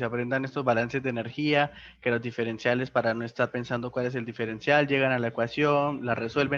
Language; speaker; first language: Spanish; native; Spanish